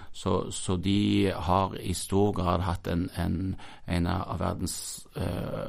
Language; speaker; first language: Norwegian; native; Norwegian